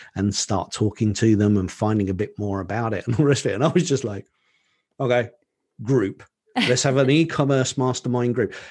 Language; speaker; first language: English; native; English